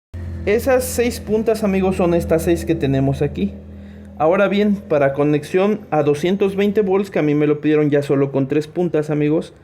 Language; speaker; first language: Spanish; native; Spanish